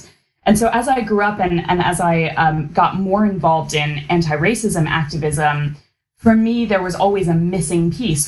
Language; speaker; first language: English; native; English